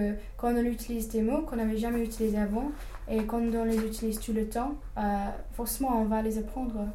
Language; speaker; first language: French; non-native, fluent; English